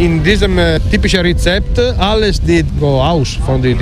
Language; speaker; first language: German; non-native, learner; Italian